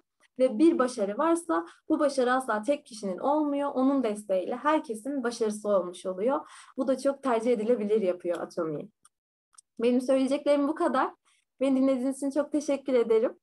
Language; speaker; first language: Turkish; native; Turkish